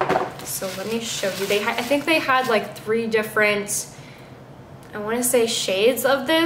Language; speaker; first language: English; native; English